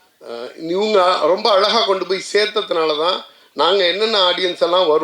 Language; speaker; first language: Tamil; native; Tamil